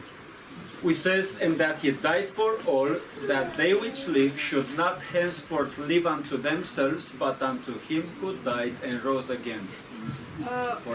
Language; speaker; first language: English; non-native, fluent; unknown